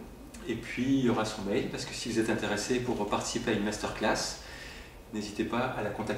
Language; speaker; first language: French; native; French